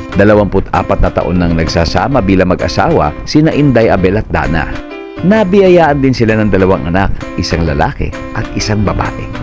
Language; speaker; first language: Filipino; native; Filipino